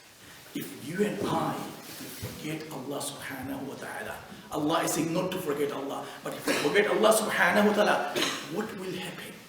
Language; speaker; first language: English; non-native, fluent; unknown